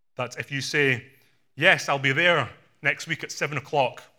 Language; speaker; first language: English; native; English